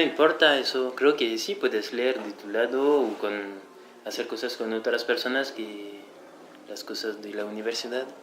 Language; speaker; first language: Spanish; non-native, fluent; French